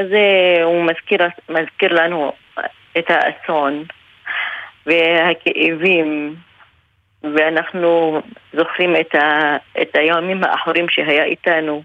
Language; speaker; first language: Hebrew; non-native, local second language; Arabic